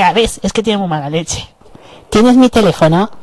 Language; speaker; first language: Spanish; native; Spanish